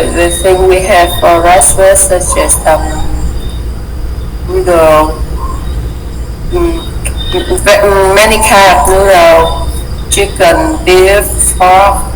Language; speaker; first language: English; non-native, learner; Vietnamese